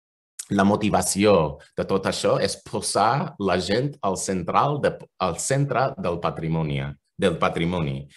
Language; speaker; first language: Catalan; non-native, fluent; English